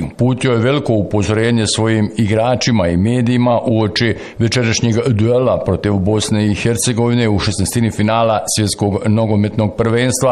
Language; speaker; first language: Bosnian; native; Bosnian